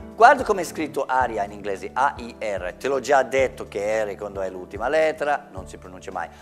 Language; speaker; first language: Italian; non-native, fluent; English